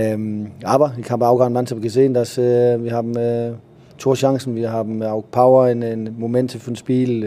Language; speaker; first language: German; non-native, learner; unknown